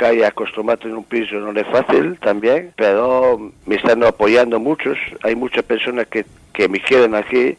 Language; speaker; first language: Spanish; non-native, learner; Italian